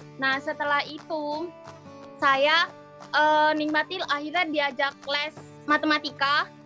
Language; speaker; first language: Indonesian; non-native, local second language; Madurese